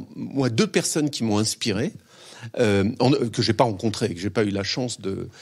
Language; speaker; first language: French; native; French